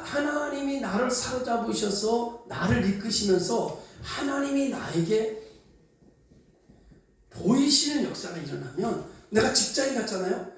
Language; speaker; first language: Korean; native; Korean